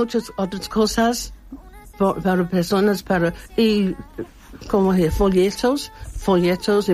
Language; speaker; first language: Spanish; non-native, learner; English